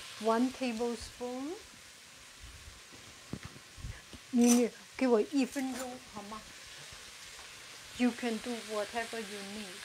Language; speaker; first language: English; non-native, fluent; Chinese